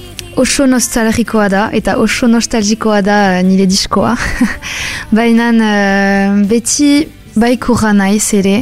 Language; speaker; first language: Basque; non-native, local second language; French